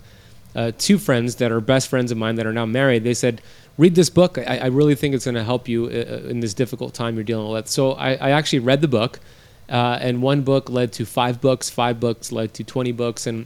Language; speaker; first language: English; native; English